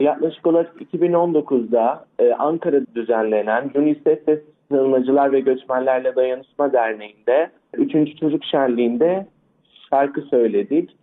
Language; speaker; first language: Turkish; early bilingual, other home language; Arabic